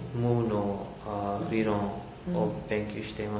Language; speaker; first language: Japanese; non-native, learner; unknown